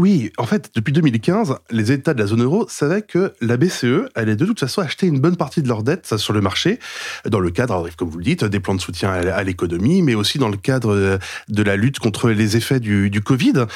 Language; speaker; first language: French; native; French